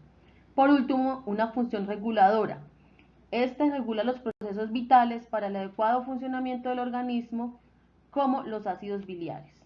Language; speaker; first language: Spanish; native; Spanish